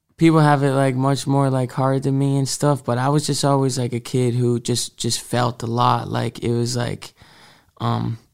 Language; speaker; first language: English; native; English